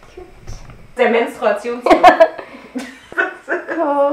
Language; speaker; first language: German; native; German